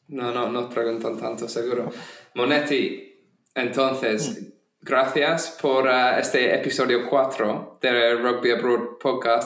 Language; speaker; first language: Spanish; non-native, fluent; English